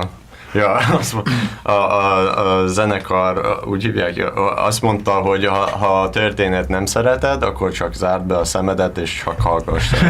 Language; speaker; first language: Hungarian; non-native, learner; English